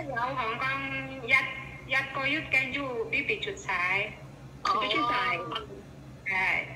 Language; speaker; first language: Cantonese; non-native, learner; Indonesian